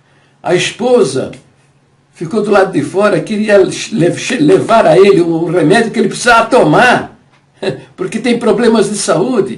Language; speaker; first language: Portuguese; native; Portuguese